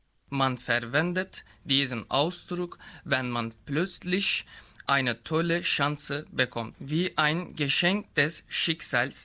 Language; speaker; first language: German; non-native, learner; Turkish